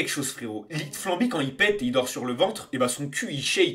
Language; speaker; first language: French; native; French